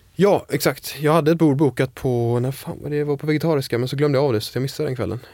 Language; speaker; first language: Swedish; native; Swedish